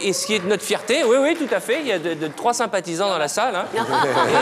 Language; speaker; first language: French; native; French